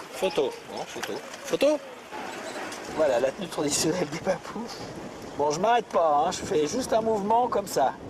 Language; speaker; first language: French; native; French